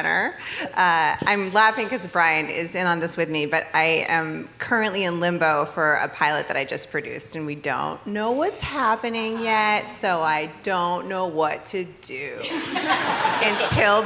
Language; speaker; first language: English; native; English